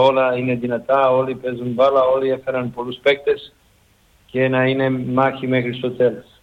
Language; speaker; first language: Greek; non-native, learner; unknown